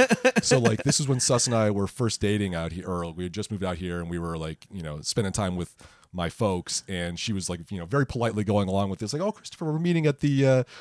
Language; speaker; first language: English; native; English